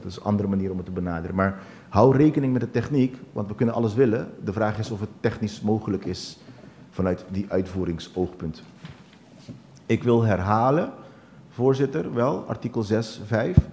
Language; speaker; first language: Dutch; non-native, local second language; Papiamento